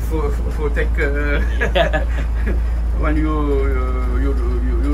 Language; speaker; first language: English; non-native, learner; French